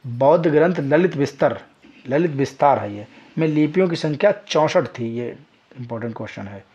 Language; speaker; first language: Hindi; native; Hindi